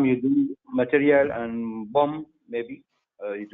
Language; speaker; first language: English; non-native, fluent; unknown